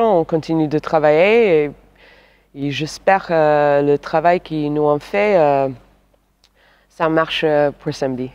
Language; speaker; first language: French; non-native, fluent; English